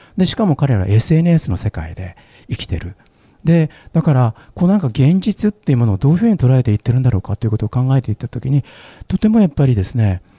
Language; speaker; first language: Japanese; native; Japanese